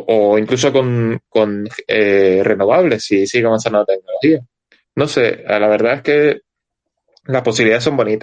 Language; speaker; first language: Spanish; native; Spanish